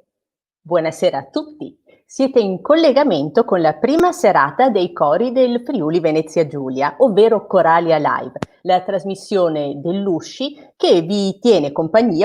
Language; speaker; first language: Italian; native; Italian